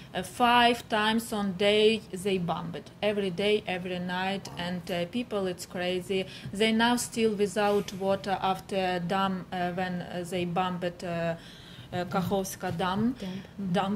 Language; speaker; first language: English; non-native, learner; Ukrainian